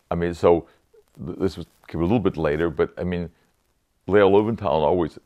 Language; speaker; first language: English; native; English